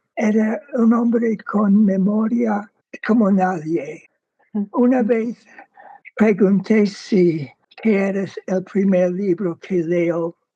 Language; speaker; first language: Spanish; non-native, fluent; English